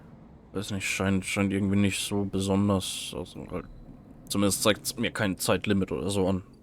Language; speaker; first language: German; native; German